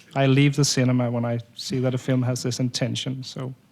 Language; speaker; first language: English; non-native, fluent; Danish